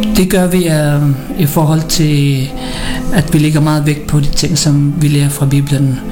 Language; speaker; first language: Danish; early bilingual, other home language; Filipino